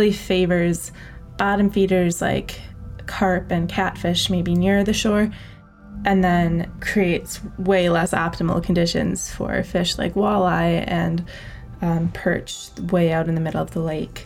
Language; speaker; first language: English; native; English